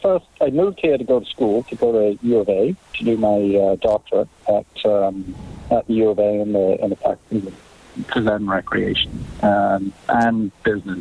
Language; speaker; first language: English; native; English